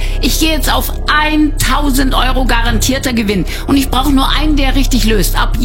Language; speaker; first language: German; native; German